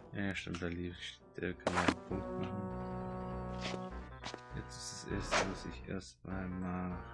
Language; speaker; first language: German; native; German